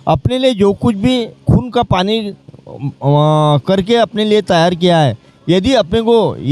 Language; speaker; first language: Hindi; non-native, local second language; Marathi